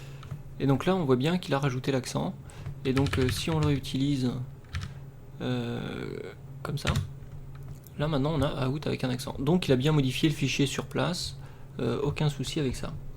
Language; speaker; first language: French; native; French